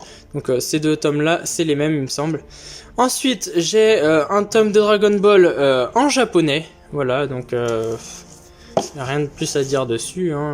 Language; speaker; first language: French; native; French